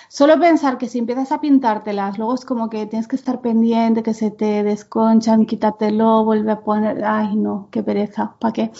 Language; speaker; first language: Spanish; non-native, local second language; Catalan